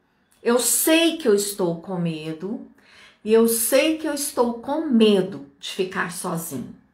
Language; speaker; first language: Portuguese; native; Portuguese